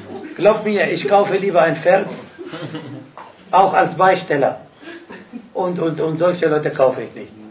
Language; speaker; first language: German; non-native, fluent; Arabic